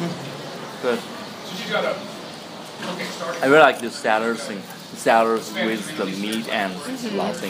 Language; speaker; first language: English; non-native, fluent; Chinese